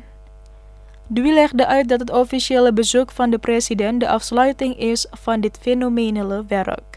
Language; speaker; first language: Dutch; non-native, fluent; Indonesian